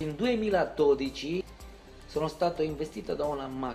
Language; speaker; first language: Italian; non-native, fluent; Romanian